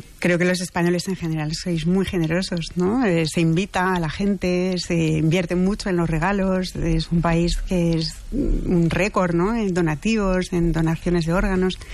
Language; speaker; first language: Spanish; non-native, fluent; French